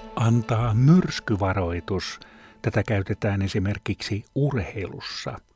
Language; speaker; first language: Finnish; native; Finnish